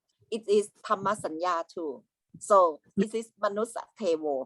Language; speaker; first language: English; non-native, learner; Thai